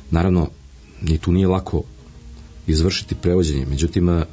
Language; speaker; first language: Serbian; native; Serbian